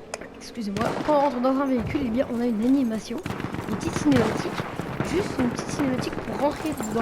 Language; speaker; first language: French; native; French